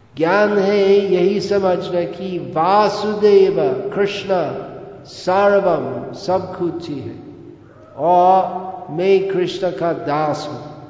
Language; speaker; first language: Hindi; non-native, fluent; English